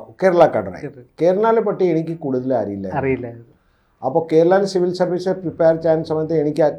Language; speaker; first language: Malayalam; non-native, local second language; Odia